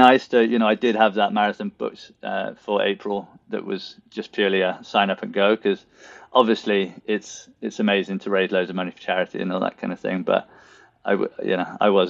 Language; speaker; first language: English; native; English